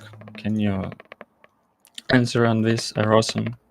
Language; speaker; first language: English; non-native, learner; Russian